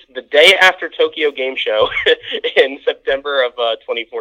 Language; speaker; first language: English; native; English